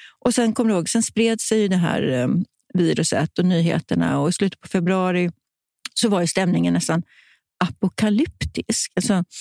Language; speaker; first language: Swedish; native; Swedish